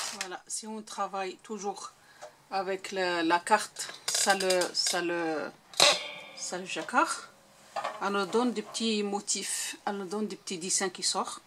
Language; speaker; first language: French; non-native, local second language; Arabic